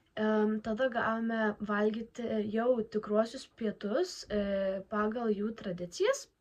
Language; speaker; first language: Lithuanian; native; Lithuanian